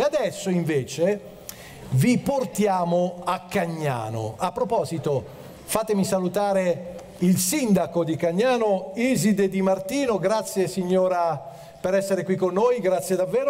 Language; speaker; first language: Italian; native; Italian